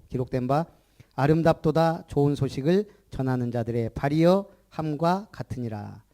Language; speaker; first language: Korean; native; Korean